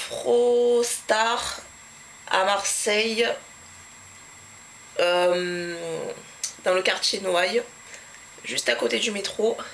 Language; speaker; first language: French; native; French